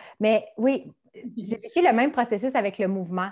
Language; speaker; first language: French; native; French